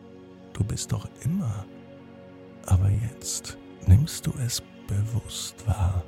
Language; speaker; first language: German; native; German